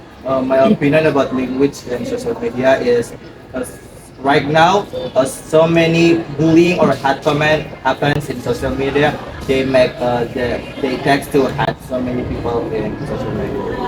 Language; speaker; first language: English; non-native, learner; Indonesian